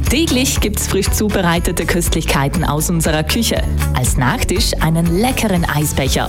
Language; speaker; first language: German; native; German